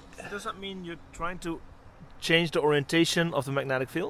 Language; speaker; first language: English; non-native, fluent; Dutch